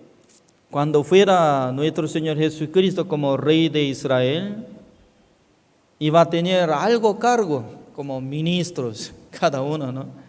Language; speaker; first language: Spanish; non-native, fluent; Korean